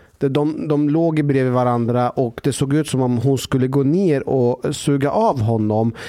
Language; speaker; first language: Swedish; early bilingual, other home language; Persian